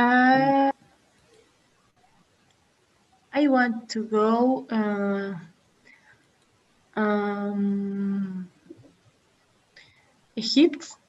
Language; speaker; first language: English; non-native, learner; Spanish